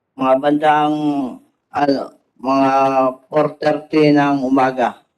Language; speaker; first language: Filipino; native; Filipino